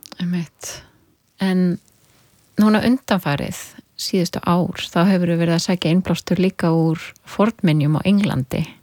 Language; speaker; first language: Icelandic; native; Icelandic